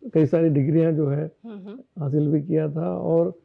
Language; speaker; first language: Hindi; native; Hindi